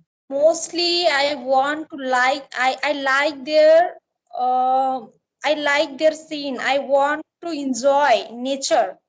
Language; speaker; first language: English; non-native, learner; Marathi